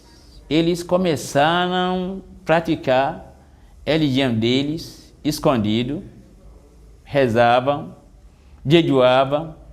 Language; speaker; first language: Portuguese; non-native, fluent; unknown